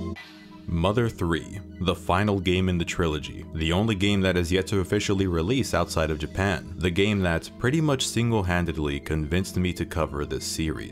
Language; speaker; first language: English; native; English